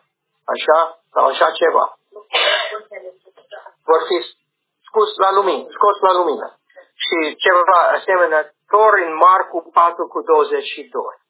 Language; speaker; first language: Romanian; non-native, learner; English